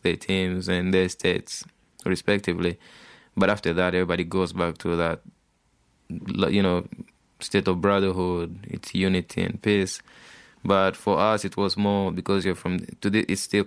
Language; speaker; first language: English; non-native, fluent; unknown